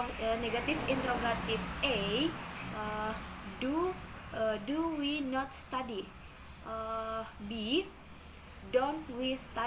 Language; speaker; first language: English; non-native, learner; Indonesian